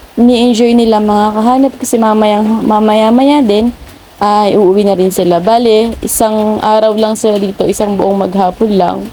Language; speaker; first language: Filipino; non-native, local second language; Bikol